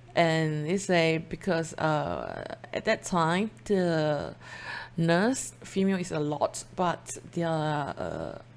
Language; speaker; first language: English; non-native, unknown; Chinese